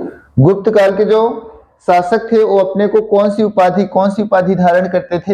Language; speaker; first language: Hindi; native; Hindi